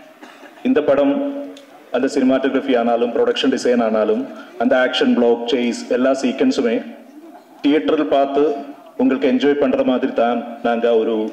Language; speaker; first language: Tamil; non-native, learner; Malayalam